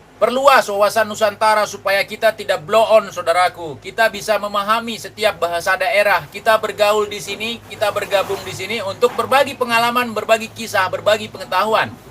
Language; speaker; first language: Indonesian; non-native, local second language; Achinese